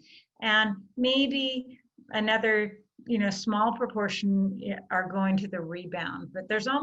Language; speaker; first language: English; native; English